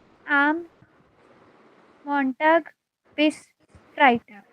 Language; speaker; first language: German; non-native, learner; Hindi